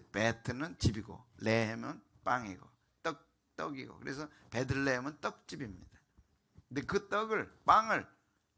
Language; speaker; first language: Korean; native; Korean